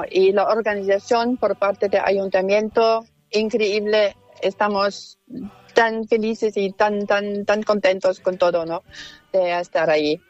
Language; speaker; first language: Spanish; non-native, fluent; German